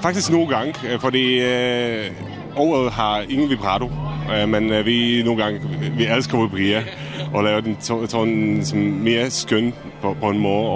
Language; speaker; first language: Danish; non-native, fluent; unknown